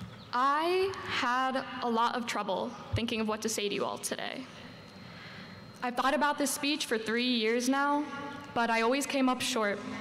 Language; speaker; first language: English; early bilingual, other home language; Spanish